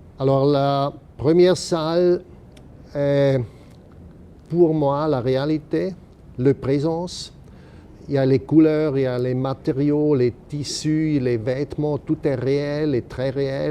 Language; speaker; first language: French; non-native, fluent; German